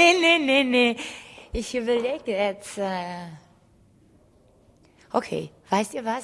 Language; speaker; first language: German; non-native, fluent; Georgian